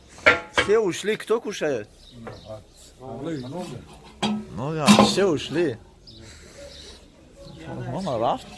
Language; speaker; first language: Russian; non-native, learner; Tajik